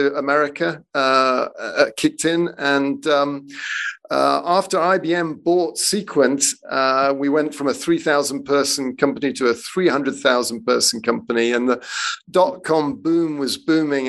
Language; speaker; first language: English; native; English